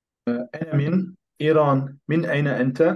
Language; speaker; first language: Arabic; non-native, learner; German